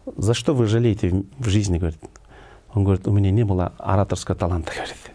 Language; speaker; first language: Russian; non-native, local second language; Kyrgyz